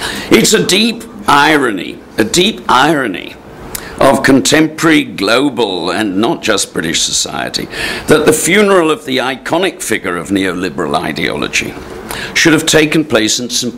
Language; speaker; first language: English; native; English